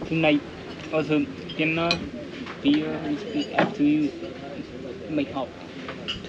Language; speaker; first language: English; non-native, learner; Burmese